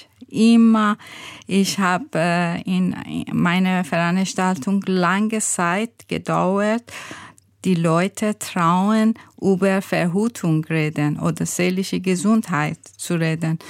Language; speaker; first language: German; non-native, learner; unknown